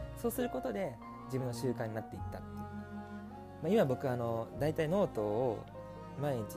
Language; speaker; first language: Japanese; native; Japanese